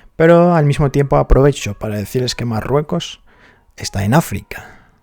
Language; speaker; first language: Spanish; non-native, fluent; Arabic